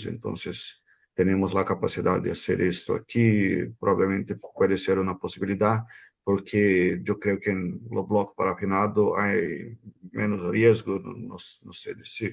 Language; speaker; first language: Spanish; non-native, fluent; Portuguese